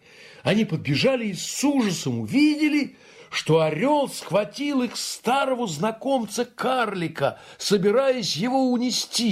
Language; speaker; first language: Russian; native; Russian